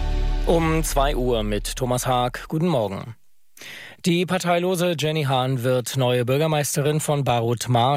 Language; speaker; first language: German; native; German